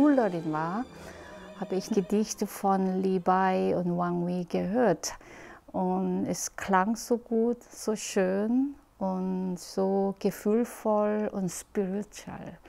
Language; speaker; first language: German; non-native, fluent; Korean